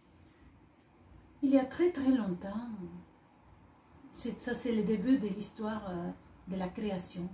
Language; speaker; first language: French; non-native, fluent; Spanish